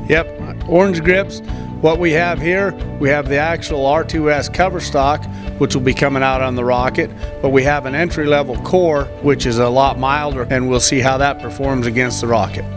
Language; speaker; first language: English; native; English